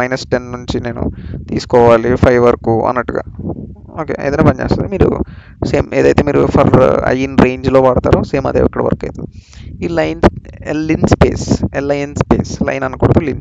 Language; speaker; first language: Telugu; native; Telugu